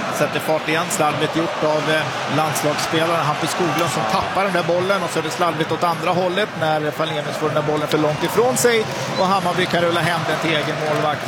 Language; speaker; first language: Swedish; native; Swedish